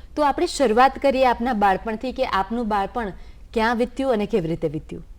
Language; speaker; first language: Gujarati; native; Gujarati